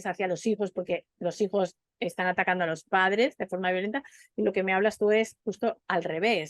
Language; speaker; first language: Spanish; native; Spanish